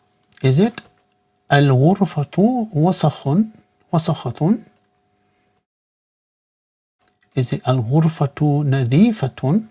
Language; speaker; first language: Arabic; non-native, fluent; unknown